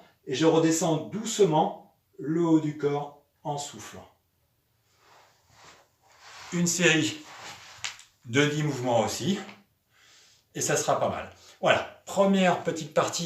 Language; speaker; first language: French; native; French